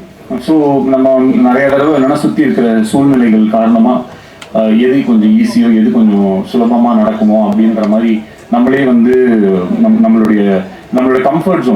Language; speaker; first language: Tamil; native; Tamil